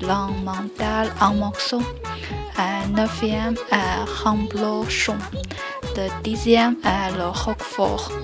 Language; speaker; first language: French; non-native, learner; Chinese